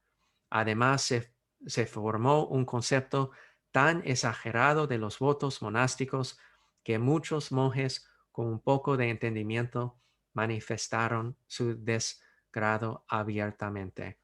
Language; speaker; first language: Spanish; non-native, fluent; English